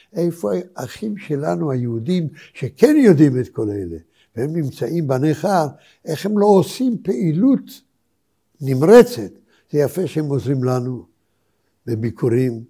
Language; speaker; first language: Hebrew; early bilingual, other home language; Polish